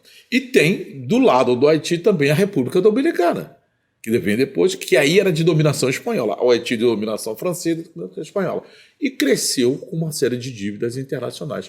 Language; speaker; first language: Portuguese; native; Portuguese